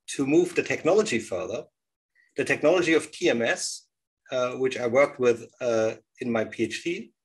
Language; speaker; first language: English; non-native, fluent; German